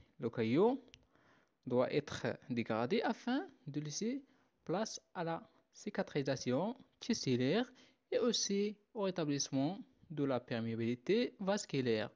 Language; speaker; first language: French; non-native, local second language; Arabic